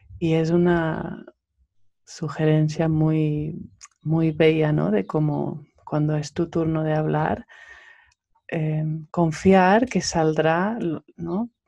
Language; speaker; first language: Spanish; native; Spanish